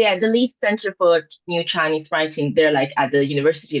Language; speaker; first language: English; non-native, fluent; Chinese